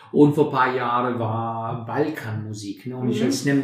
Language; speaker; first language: German; non-native, fluent; Albanian